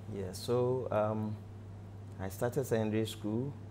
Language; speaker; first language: English; non-native, local second language; Akan